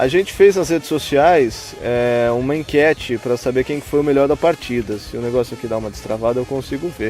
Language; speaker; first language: Portuguese; native; Portuguese